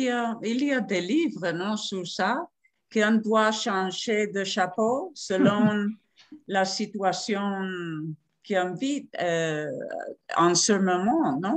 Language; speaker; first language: French; non-native, fluent; Spanish